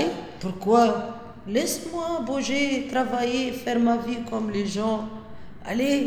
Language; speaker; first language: French; non-native, local second language; Arabic